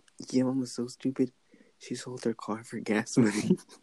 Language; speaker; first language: English; early bilingual, other home language; Spanish